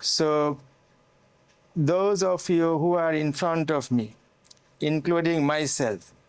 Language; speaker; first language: English; non-native, local second language; Bangla